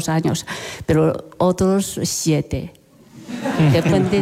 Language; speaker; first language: Spanish; non-native, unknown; Chinese